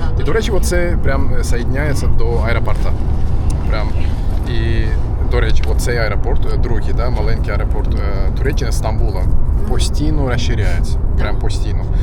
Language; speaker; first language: Ukrainian; non-native, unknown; Turkish